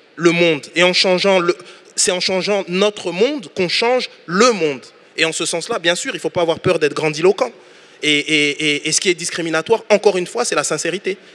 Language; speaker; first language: French; native; French